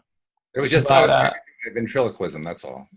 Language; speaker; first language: English; native; English